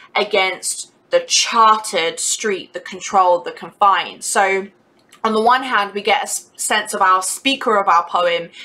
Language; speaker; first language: English; native; English